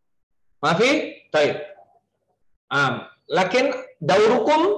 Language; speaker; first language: Arabic; non-native, fluent; Indonesian